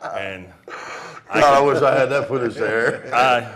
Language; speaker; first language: English; native; English